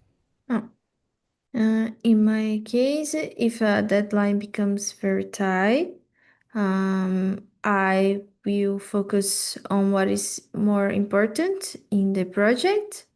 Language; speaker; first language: English; non-native, learner; Portuguese